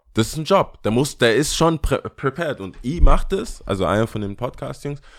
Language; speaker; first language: German; early bilingual, other home language; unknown